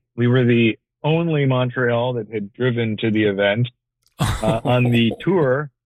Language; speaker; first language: English; native; English